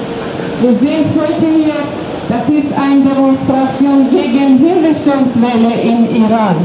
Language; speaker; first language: German; non-native, fluent; Persian